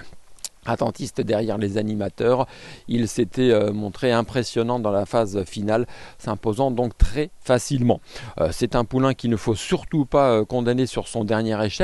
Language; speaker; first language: French; native; French